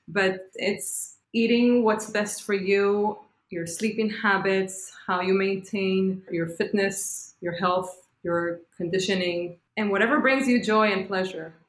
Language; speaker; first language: English; non-native, fluent; Hebrew